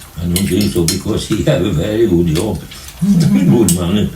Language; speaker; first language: English; non-native, learner; Swedish